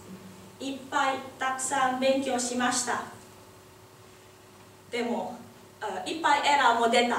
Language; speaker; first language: Japanese; non-native, learner; Indonesian